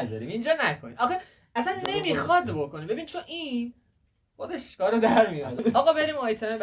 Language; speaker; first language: Persian; native; Persian